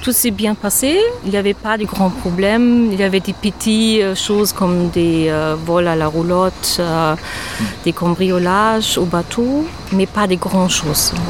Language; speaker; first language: French; non-native, learner; German